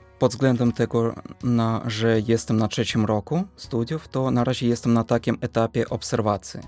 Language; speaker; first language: Polish; non-native, fluent; Russian